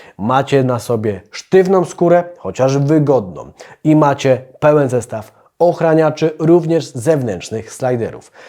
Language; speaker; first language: Polish; native; Polish